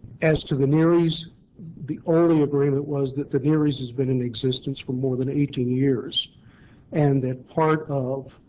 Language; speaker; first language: English; native; English